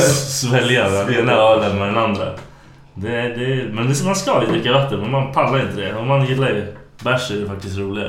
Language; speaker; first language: Swedish; native; Swedish